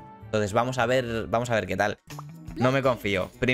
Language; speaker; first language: Spanish; native; Spanish